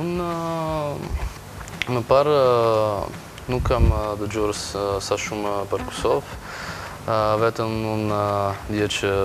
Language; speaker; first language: Albanian; non-native, learner; Bulgarian